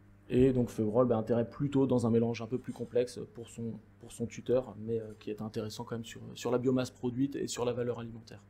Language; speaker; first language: French; native; French